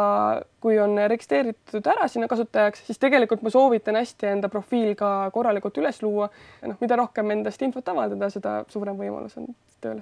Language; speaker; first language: Estonian; native; Estonian